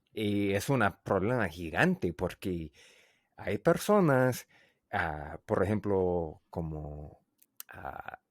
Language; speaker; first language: Spanish; non-native, learner; English